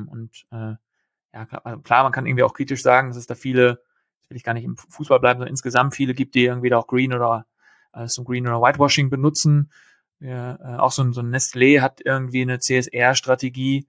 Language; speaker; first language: German; native; German